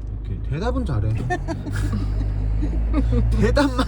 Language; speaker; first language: Korean; native; Korean